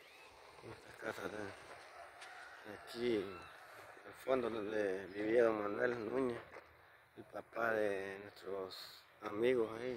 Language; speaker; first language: Spanish; native; Spanish